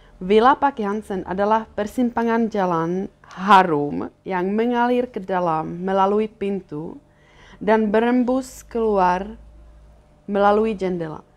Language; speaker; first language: Indonesian; non-native, fluent; Czech